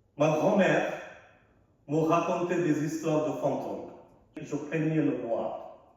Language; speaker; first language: French; non-native, fluent; Arabic